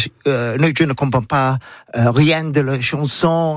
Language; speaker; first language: French; non-native, learner; English